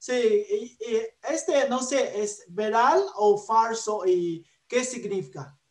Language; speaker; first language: Spanish; non-native, learner; Chinese